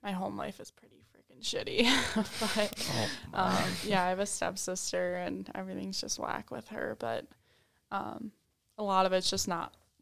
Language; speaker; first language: English; native; English